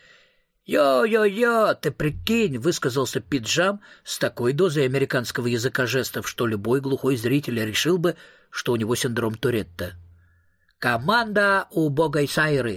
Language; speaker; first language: Russian; native; Russian